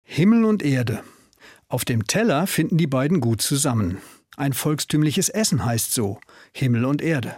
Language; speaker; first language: German; native; German